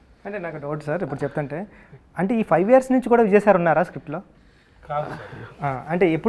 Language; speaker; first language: Telugu; native; Telugu